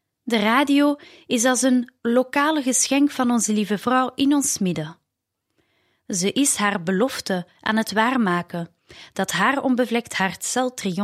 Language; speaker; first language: Dutch; native; Dutch